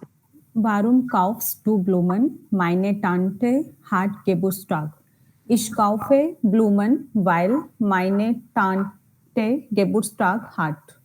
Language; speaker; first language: German; non-native, learner; Hindi